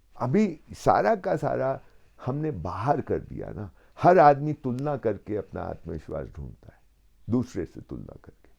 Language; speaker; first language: Hindi; native; Hindi